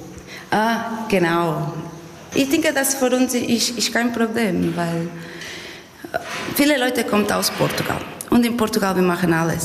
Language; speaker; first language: German; non-native, learner; Portuguese